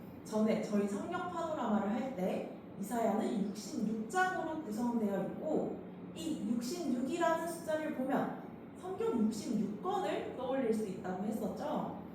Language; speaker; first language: Korean; native; Korean